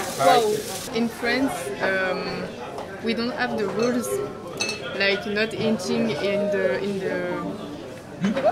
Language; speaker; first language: English; non-native, learner; French